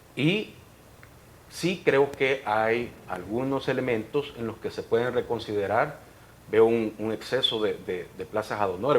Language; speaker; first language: Spanish; native; Spanish